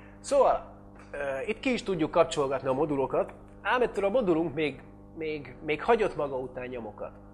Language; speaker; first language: Hungarian; native; Hungarian